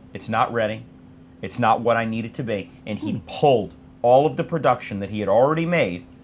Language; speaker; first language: English; native; English